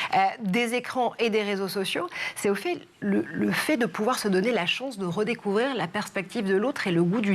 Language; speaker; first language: French; native; French